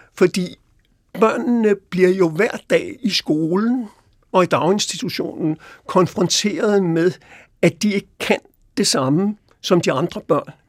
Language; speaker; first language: Danish; native; Danish